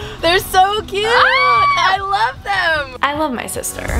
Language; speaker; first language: English; native; English